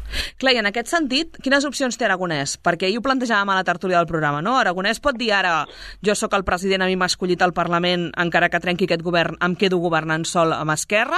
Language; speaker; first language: Catalan; native; Catalan